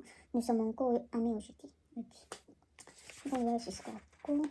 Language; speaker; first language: French; non-native, learner; Korean